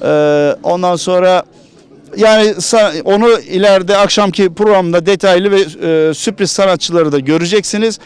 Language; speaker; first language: Turkish; native; Turkish